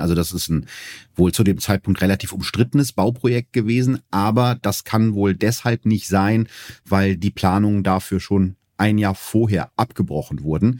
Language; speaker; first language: German; native; German